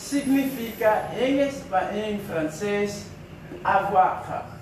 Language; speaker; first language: Spanish; non-native, fluent; Haitian Creole